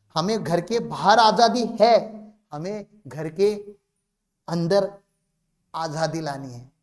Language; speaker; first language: Hindi; non-native, local second language; Marathi